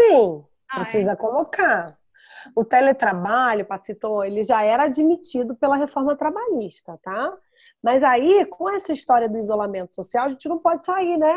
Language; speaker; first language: Portuguese; native; Portuguese